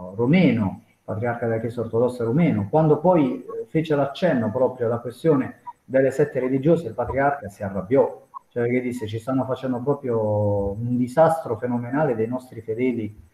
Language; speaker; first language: Italian; native; Italian